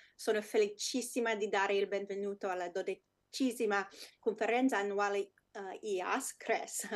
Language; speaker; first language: Italian; non-native, fluent; English